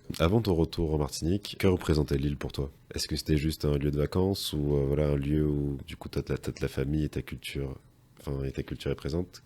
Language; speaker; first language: French; native; French